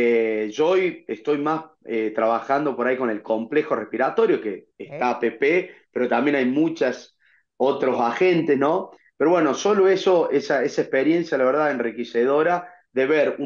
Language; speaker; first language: Spanish; native; Spanish